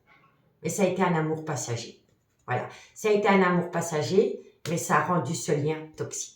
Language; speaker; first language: French; native; French